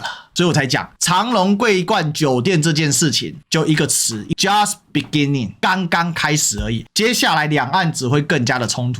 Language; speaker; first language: Chinese; native; Chinese